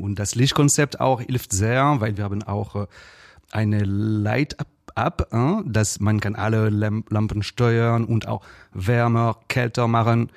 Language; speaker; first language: German; non-native, fluent; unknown